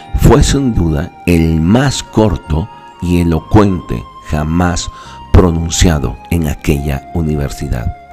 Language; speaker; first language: Spanish; native; Spanish